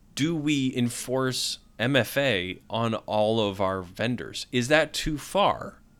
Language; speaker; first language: English; native; English